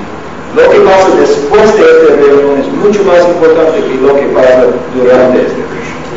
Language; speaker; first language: Spanish; non-native, learner; English